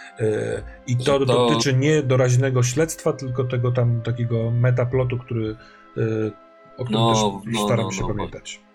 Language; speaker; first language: Polish; native; Polish